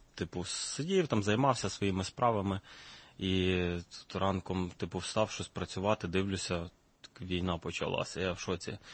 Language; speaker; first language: Ukrainian; native; Ukrainian